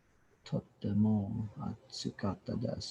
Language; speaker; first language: Japanese; non-native, learner; English